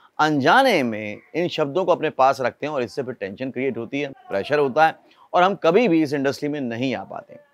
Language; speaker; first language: Hindi; native; Hindi